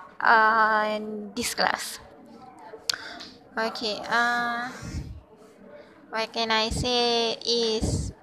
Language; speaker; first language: English; non-native, learner; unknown